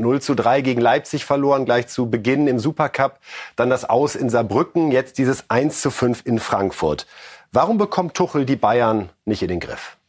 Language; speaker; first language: German; native; German